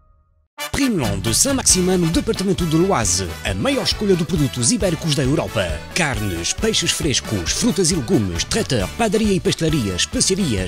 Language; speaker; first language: Portuguese; native; Portuguese